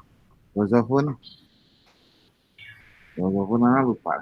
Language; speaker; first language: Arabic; non-native, learner; Indonesian